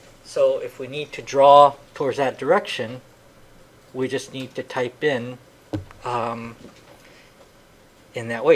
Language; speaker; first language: English; native; English